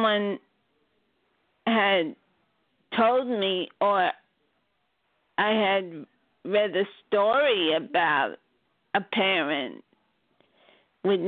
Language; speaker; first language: English; native; English